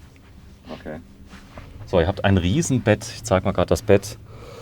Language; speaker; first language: German; native; German